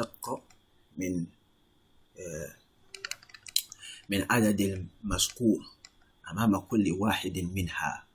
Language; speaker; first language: Arabic; non-native, fluent; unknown